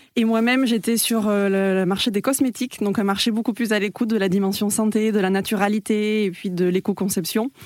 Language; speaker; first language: French; native; French